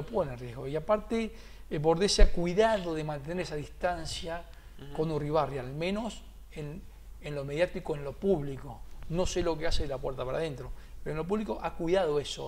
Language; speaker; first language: Spanish; native; Spanish